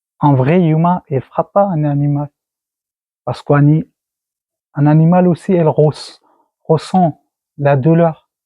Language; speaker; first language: French; non-native, learner; Persian